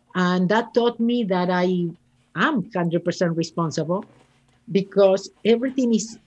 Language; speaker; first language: English; non-native, fluent; Spanish